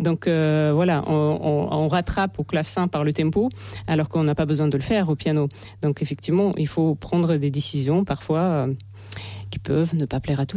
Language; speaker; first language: French; non-native, fluent; Russian